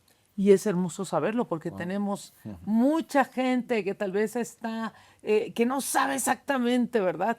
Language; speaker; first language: Spanish; native; Spanish